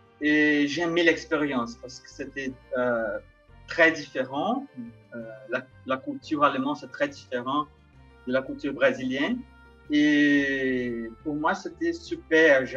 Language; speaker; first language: French; non-native, fluent; Portuguese